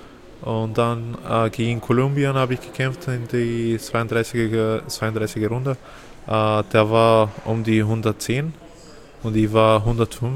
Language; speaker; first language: German; non-native, fluent; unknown